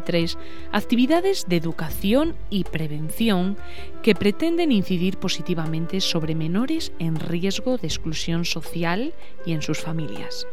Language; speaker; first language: Spanish; native; Spanish